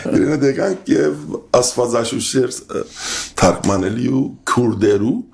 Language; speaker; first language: Armenian; early bilingual, heritage; Armenian